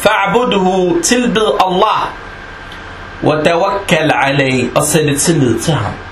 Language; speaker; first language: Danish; non-native, fluent; Arabic